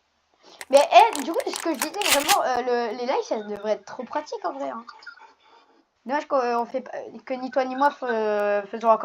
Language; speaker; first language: French; native; French